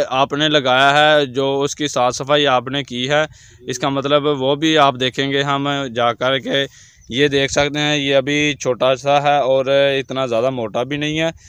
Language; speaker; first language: Urdu; non-native, local second language; Punjabi